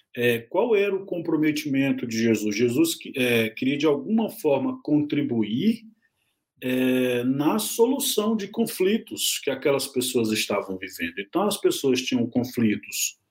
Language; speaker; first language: Portuguese; native; Portuguese